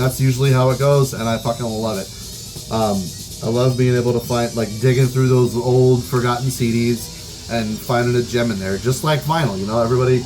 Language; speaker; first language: English; native; English